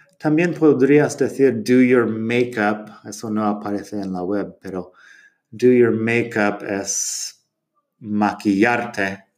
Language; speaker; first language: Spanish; non-native, fluent; English